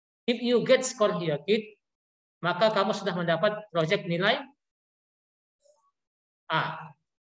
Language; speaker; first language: English; non-native, learner; Indonesian